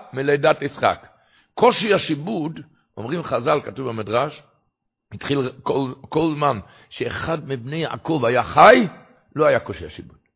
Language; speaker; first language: Hebrew; non-native, local second language; Yiddish